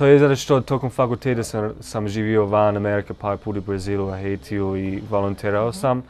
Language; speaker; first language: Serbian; non-native, learner; English